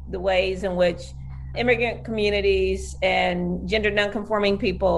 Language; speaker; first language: English; native; English